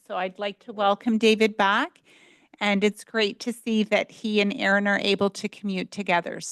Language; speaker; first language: English; native; English